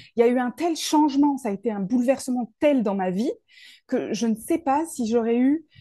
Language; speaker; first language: French; native; French